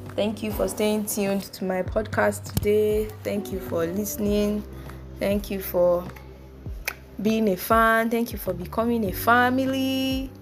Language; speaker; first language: English; non-native, local second language; Yoruba